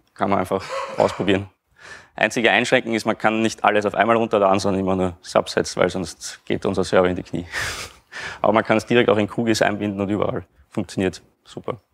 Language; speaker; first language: German; native; German